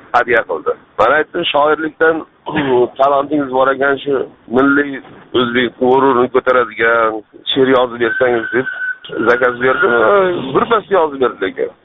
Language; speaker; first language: Uzbek; native; Uzbek